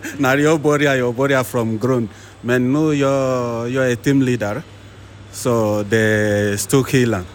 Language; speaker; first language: Swedish; non-native, learner; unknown